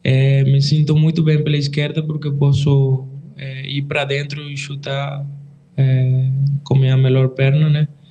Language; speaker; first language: Portuguese; non-native, fluent; Spanish